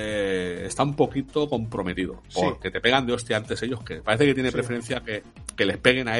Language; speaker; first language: Spanish; native; Spanish